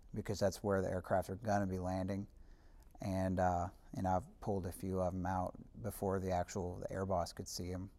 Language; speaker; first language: English; native; English